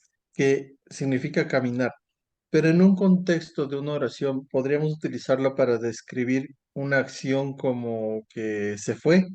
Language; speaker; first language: Spanish; native; Spanish